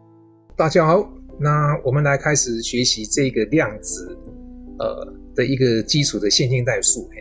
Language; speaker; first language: Chinese; native; Chinese